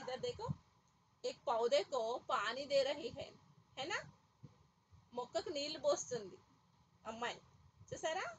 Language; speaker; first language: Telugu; native; Telugu